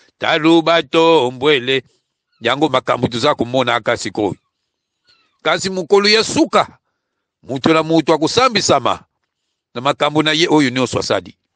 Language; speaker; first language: Lingala; non-native, local second language; Kongo